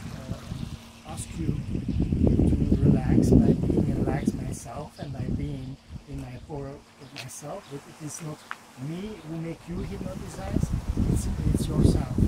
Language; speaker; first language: English; non-native, fluent; Dutch